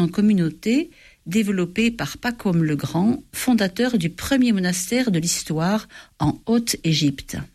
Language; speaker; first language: French; native; French